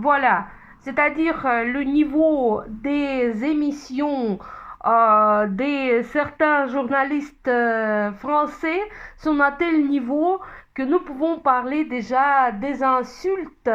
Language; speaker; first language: French; non-native, fluent; Russian